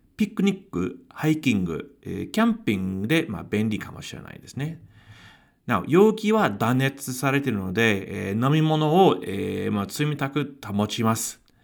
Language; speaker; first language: Japanese; non-native, fluent; English